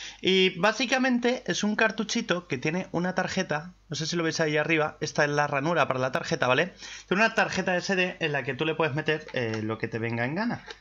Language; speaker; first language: Spanish; native; Spanish